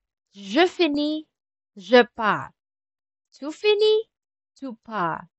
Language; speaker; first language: French; non-native, fluent; Filipino